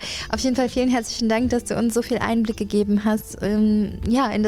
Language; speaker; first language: German; native; German